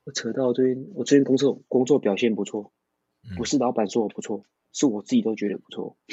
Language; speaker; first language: Chinese; non-native, local second language; Min Nan Chinese